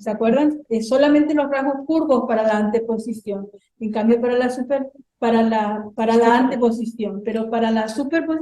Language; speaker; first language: Spanish; native; Spanish